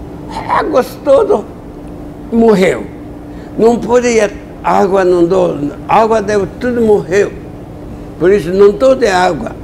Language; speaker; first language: Portuguese; non-native, learner; Japanese